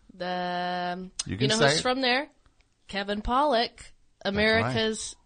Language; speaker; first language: English; native; English